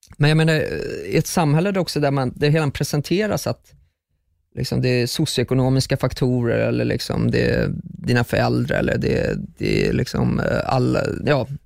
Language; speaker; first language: Swedish; early bilingual, other home language; German